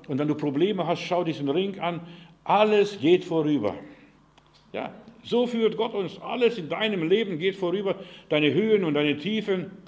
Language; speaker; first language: German; non-native, fluent; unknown